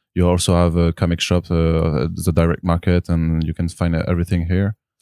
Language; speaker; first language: English; non-native, fluent; French